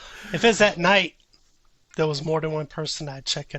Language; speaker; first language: English; native; English